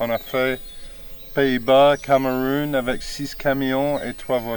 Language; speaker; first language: French; non-native, fluent; English